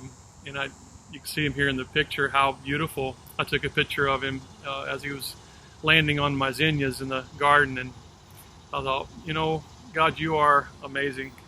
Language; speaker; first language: English; native; English